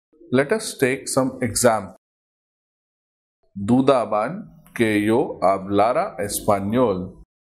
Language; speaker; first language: Spanish; non-native, fluent; Hindi